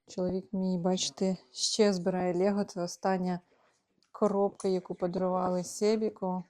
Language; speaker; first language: Ukrainian; non-native, local second language; Russian